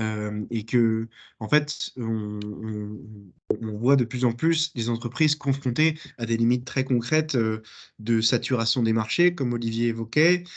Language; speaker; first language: French; native; French